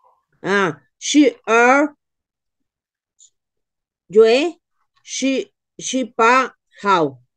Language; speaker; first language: Chinese; non-native, learner; Spanish